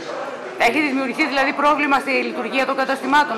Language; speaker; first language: Greek; native; Greek